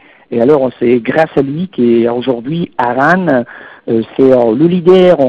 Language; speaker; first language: French; non-native, fluent; Italian